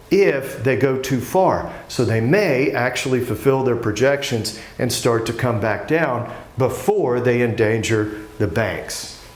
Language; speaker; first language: English; native; English